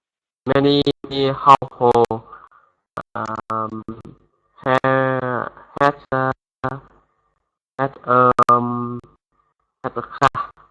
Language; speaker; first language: English; non-native, learner; Vietnamese